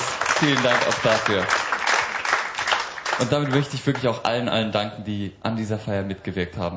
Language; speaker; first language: German; native; German